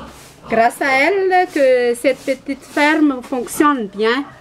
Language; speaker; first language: French; non-native, local second language; Malagasy